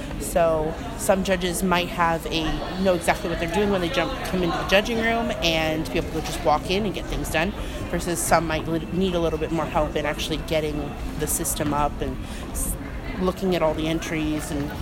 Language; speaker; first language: English; native; English